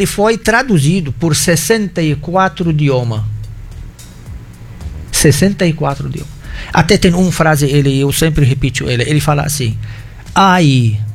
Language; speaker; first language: Portuguese; non-native, fluent; Arabic